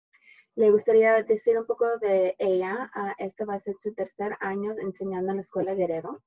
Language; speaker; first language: Spanish; early bilingual, heritage; Spanish